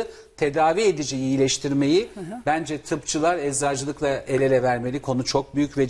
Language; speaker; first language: Turkish; native; Turkish